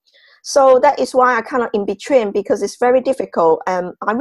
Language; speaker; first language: English; non-native, local second language; Cantonese